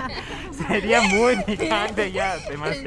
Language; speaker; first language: Spanish; non-native, fluent; Chinese